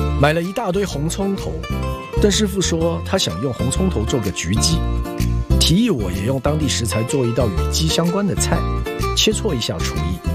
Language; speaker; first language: Chinese; native; Chinese